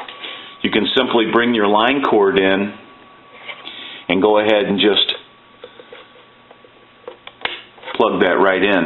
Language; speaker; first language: English; native; English